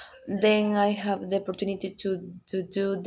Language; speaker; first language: English; non-native, learner; Spanish